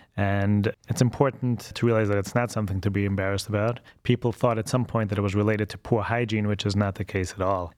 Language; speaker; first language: English; non-native, fluent; German